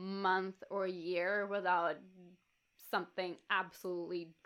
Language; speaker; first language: English; non-native, fluent; Russian